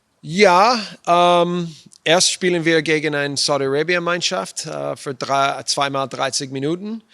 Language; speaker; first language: German; non-native, fluent; English